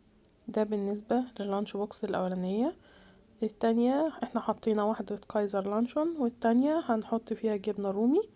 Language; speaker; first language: Arabic; native; Arabic